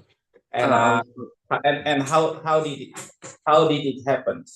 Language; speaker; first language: English; non-native, fluent; Indonesian